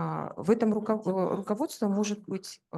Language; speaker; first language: Russian; native; Russian